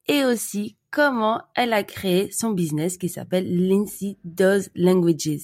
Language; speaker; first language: French; native; French